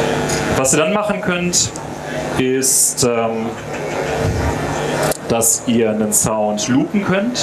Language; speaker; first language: German; native; German